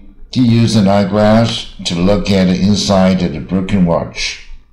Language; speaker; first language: English; non-native, fluent; Chinese